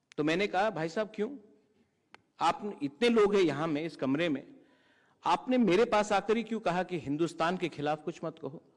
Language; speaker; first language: Hindi; non-native, local second language; Kok Borok